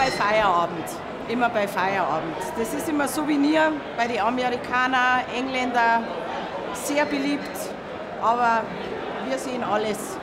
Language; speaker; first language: German; native; German